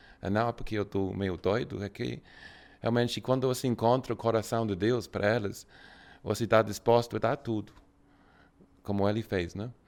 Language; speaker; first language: Portuguese; non-native, fluent; English